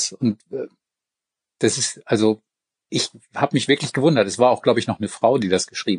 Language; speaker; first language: German; native; German